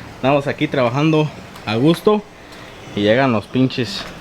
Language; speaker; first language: Spanish; early bilingual, heritage; Spanish